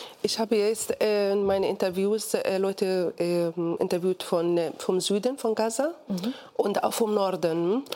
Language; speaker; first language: German; non-native, fluent; Arabic